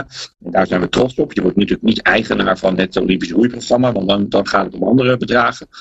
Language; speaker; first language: Dutch; native; Dutch